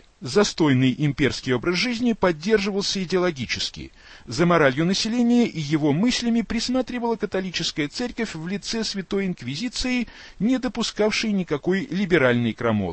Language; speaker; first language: Russian; native; Russian